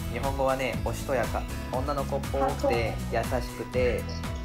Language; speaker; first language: Japanese; native; Japanese